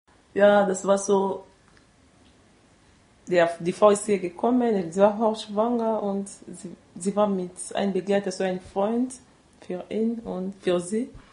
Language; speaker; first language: German; non-native, learner; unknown